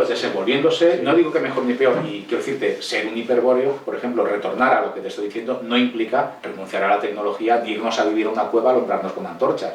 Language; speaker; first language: Spanish; native; Spanish